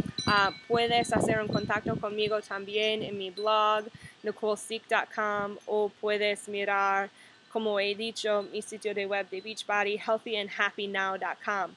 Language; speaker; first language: Spanish; non-native, fluent; English